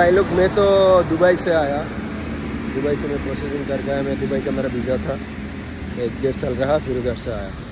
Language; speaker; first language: Hindi; non-native, learner; Bangla